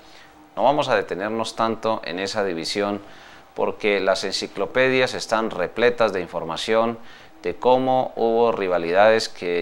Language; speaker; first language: Spanish; native; Spanish